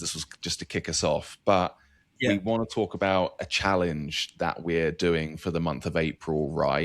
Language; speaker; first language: English; native; English